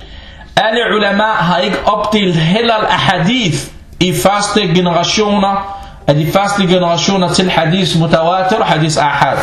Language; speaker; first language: Danish; early bilingual, other home language; Arabic